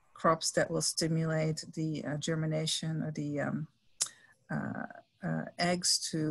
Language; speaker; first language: English; non-native, fluent; Dutch